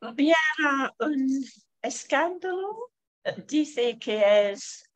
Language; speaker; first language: Spanish; non-native, fluent; English